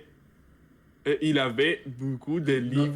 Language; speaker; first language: French; non-native, learner; Russian